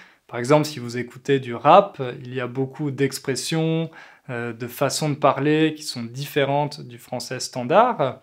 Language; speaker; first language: French; native; French